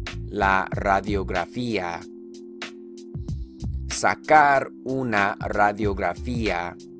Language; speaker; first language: Spanish; non-native, fluent; English